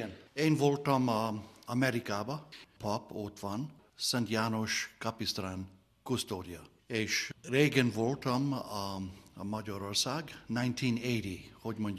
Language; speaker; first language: Hungarian; non-native, learner; English